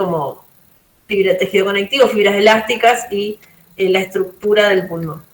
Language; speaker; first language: Spanish; native; Spanish